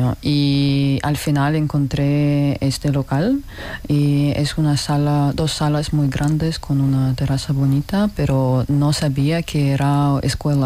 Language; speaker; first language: Spanish; non-native, learner; Russian